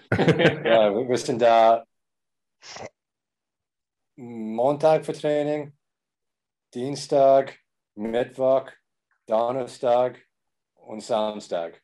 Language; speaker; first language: German; non-native, learner; English